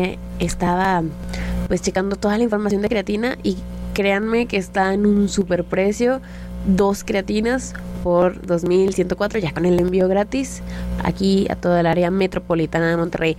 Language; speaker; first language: Spanish; native; Spanish